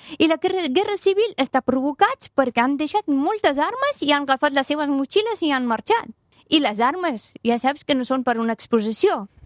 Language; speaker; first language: Catalan; non-native, fluent; Persian